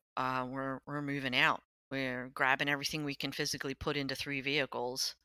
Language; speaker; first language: English; native; English